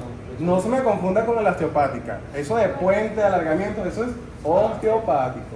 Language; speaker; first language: Spanish; native; Spanish